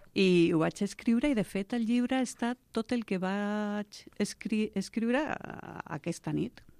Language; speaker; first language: Catalan; non-native, local second language; Spanish